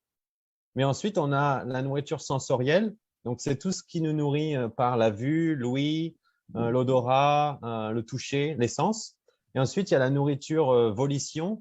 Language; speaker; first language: French; native; French